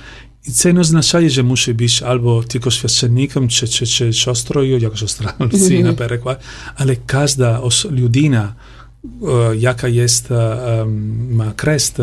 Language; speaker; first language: Polish; non-native, learner; Italian